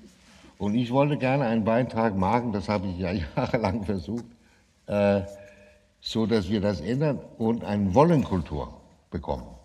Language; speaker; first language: German; non-native, fluent; Danish